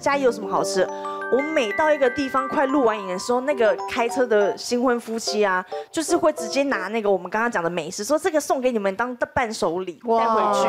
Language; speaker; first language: Chinese; native; Chinese